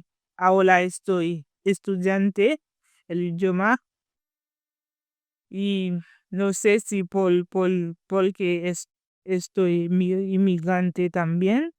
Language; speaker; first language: Spanish; non-native, learner; Haitian Creole